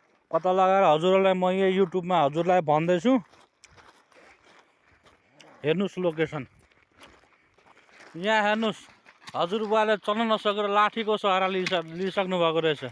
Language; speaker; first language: Nepali; non-native, local second language; Maithili